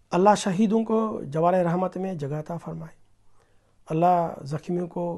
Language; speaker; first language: Urdu; non-native, local second language; Sindhi